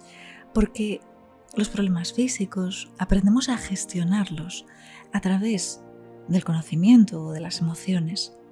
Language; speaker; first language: Spanish; native; Spanish